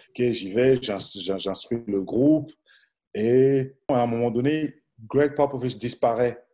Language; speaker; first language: French; non-native, local second language; Lingala